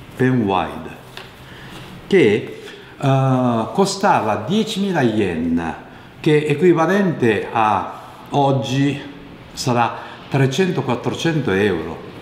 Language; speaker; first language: Italian; non-native, fluent; Japanese